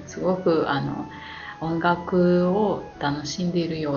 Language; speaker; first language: Japanese; non-native, fluent; Ukrainian